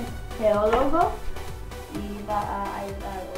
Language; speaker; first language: Spanish; non-native, learner; English